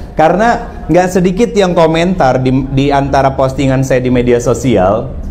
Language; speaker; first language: Indonesian; native; Indonesian